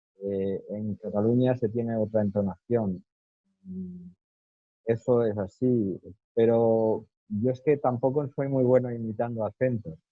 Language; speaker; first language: Spanish; native; Spanish